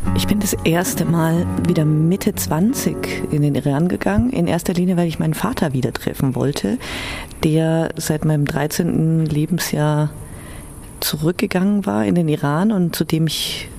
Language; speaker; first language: German; early bilingual, heritage; German